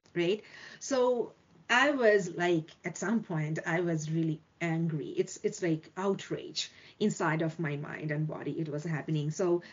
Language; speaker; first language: English; non-native, local second language; Bangla